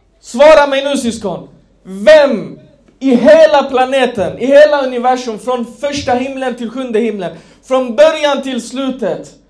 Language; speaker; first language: Swedish; non-native, fluent; Persian